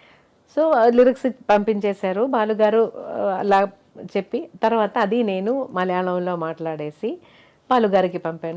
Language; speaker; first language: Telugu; non-native, fluent; Malayalam